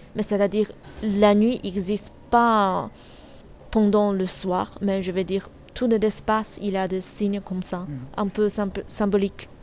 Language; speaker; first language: French; non-native, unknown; Chinese